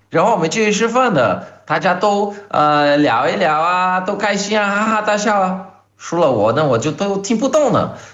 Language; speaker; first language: Chinese; non-native, fluent; Portuguese